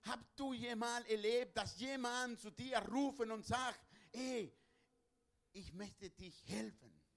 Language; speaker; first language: German; non-native, learner; Spanish